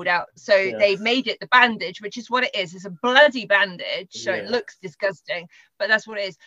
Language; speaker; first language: English; native; English